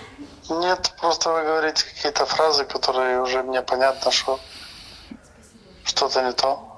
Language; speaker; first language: Russian; non-native, local second language; Romanian